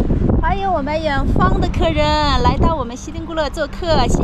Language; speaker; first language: Chinese; native; Chinese